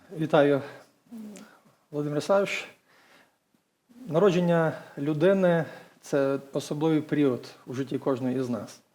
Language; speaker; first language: Ukrainian; native; Ukrainian